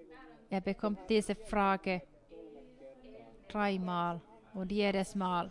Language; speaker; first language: German; non-native, fluent; Finnish